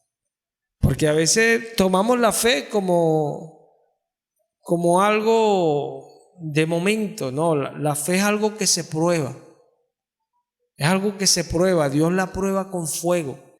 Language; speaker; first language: Spanish; native; Spanish